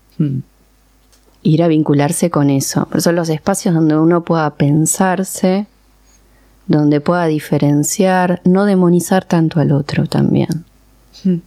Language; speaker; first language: Spanish; early bilingual, other home language; Persian